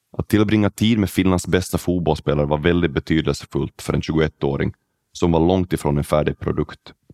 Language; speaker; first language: Swedish; native; Swedish